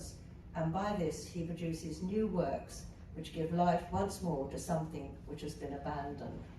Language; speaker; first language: English; native; English